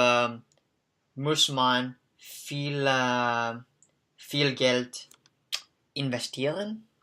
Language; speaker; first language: German; non-native, learner; English